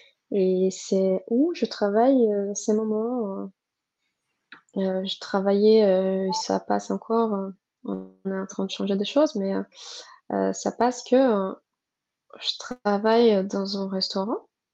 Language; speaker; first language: French; non-native, fluent; Portuguese